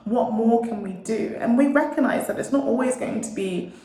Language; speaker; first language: English; native; English